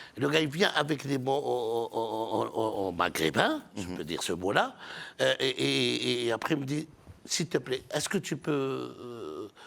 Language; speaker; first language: French; non-native, local second language; Arabic